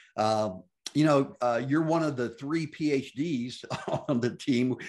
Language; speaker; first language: English; native; English